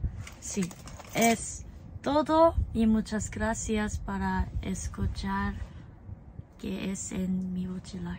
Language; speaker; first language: Spanish; non-native, learner; English